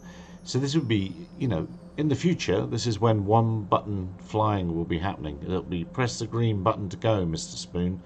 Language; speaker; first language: English; native; English